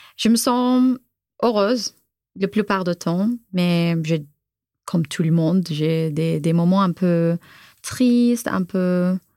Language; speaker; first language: French; non-native, fluent; Arabic